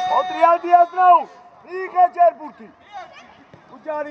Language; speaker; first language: Georgian; native; Georgian